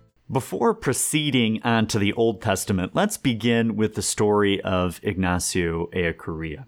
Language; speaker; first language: English; native; English